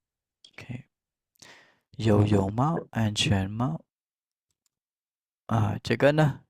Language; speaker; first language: Chinese; non-native, fluent; Khmer